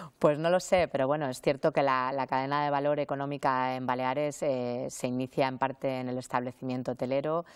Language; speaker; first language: Spanish; native; Spanish